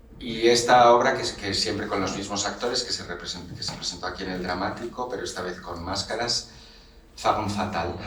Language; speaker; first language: Spanish; native; Spanish